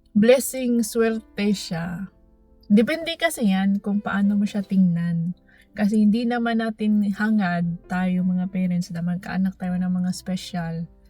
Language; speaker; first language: Filipino; non-native, local second language; Cebuano